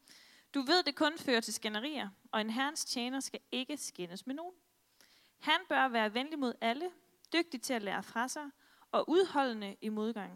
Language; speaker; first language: Danish; native; Danish